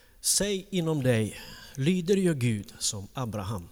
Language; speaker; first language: Swedish; non-native, fluent; Ukrainian